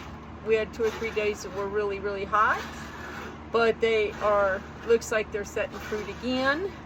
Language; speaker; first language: English; native; English